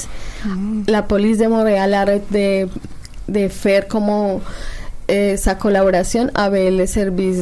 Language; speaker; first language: French; non-native, learner; Spanish